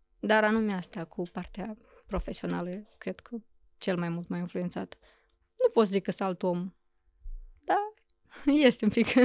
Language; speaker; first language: Romanian; native; Romanian